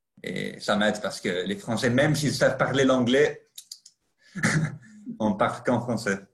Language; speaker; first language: French; non-native, fluent; Italian